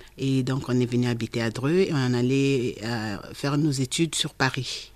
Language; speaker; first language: French; non-native, local second language; Lingala